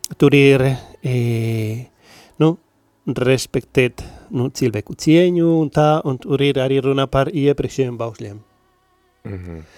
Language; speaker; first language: Latvian; non-native, learner; Spanish